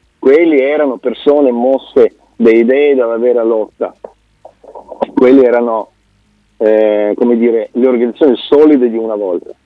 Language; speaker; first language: Italian; non-native, fluent; Russian